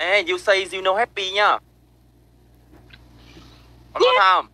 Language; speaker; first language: English; non-native, learner; Vietnamese